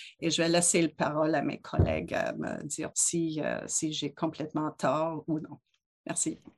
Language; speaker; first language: French; non-native, local second language; English